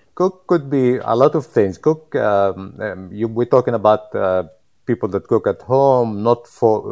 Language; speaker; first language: English; non-native, fluent; Arabic